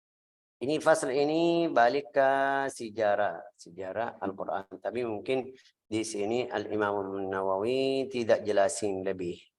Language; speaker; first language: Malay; non-native, fluent; Arabic